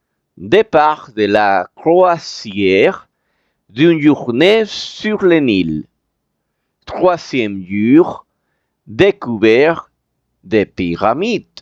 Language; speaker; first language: French; non-native, fluent; Spanish